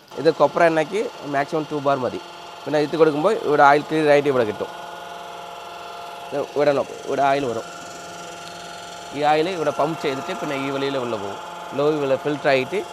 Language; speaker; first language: Malayalam; non-native, learner; Tamil